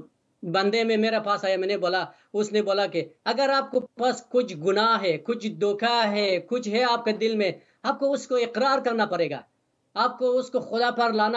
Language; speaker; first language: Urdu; non-native, learner; Persian